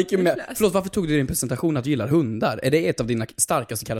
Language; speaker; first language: Swedish; native; Swedish